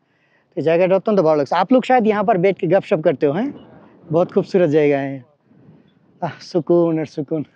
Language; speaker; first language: Hindi; non-native, learner; Bangla